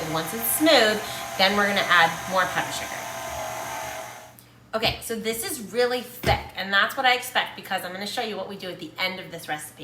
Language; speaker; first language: English; native; English